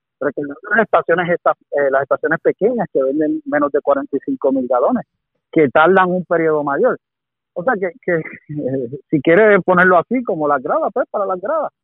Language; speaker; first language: Spanish; native; Spanish